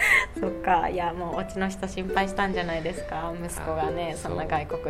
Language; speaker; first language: Japanese; native; Japanese